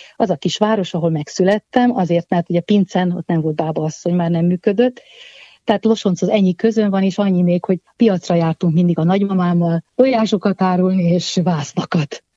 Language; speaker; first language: Hungarian; native; Hungarian